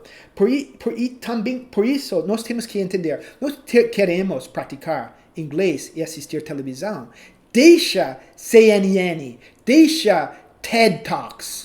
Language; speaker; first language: Portuguese; non-native, fluent; English